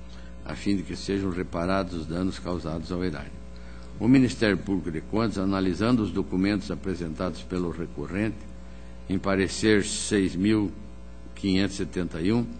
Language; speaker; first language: Portuguese; native; Portuguese